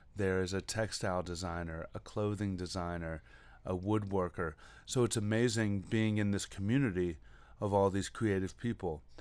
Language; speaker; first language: English; native; English